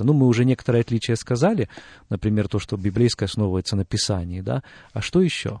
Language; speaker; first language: Russian; native; Russian